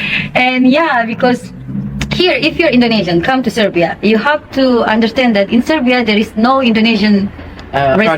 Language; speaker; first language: English; non-native, fluent; Indonesian